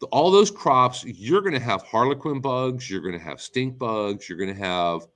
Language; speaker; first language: English; native; English